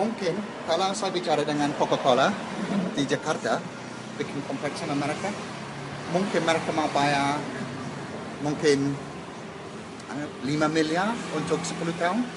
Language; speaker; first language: Indonesian; non-native, learner; English